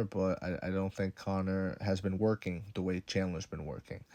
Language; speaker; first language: English; native; English